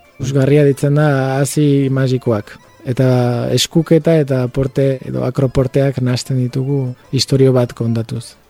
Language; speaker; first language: Basque; non-native, fluent; Spanish